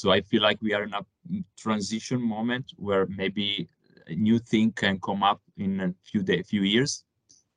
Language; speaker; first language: English; non-native, fluent; Italian